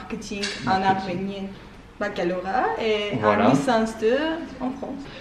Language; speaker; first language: French; non-native, learner; Armenian